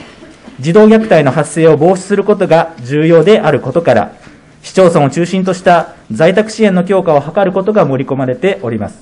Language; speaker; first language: Japanese; native; Japanese